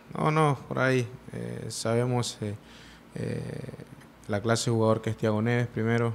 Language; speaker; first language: Spanish; native; Spanish